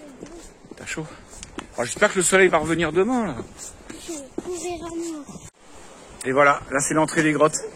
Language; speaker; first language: French; native; French